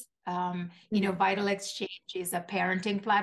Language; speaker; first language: English; non-native, local second language; Malayalam